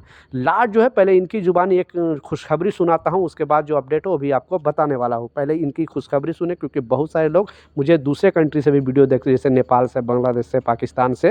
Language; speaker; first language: Hindi; native; Hindi